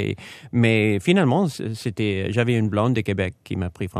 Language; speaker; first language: French; non-native, fluent; English